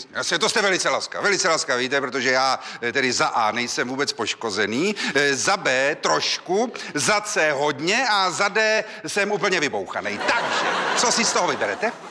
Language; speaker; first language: Czech; native; Czech